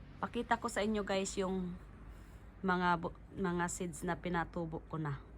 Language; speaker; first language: Filipino; native; Filipino